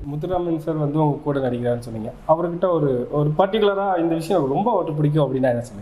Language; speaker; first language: Tamil; native; Tamil